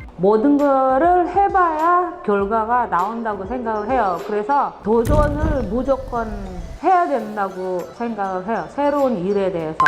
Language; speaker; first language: Korean; non-native, fluent; Indonesian